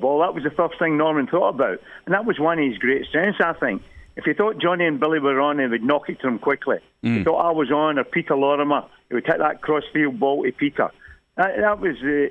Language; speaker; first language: English; native; English